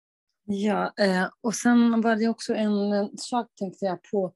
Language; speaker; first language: Swedish; non-native, fluent; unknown